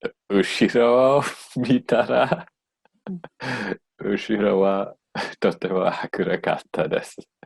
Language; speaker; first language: Japanese; non-native, learner; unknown